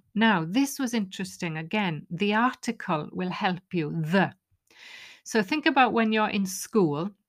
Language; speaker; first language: English; non-native, local second language; Welsh